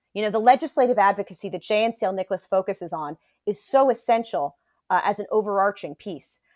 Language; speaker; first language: English; native; English